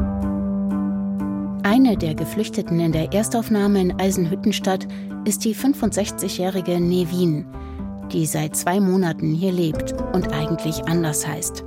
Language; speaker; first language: German; native; German